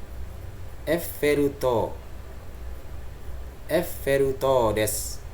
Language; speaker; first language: Japanese; non-native, fluent; Indonesian